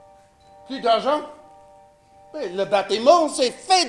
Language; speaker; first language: French; non-native, fluent; English